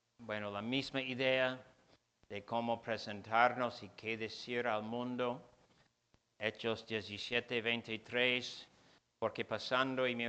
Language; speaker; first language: Spanish; non-native, fluent; English